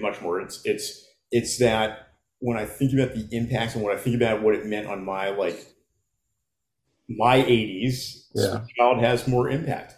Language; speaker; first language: English; native; English